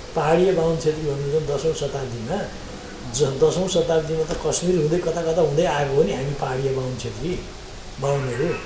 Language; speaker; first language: Nepali; native; Nepali